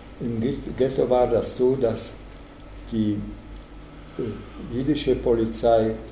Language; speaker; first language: German; non-native, fluent; Czech